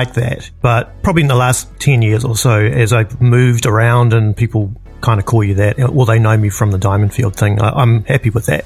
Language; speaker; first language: English; native; English